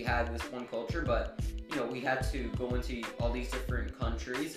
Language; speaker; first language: English; native; English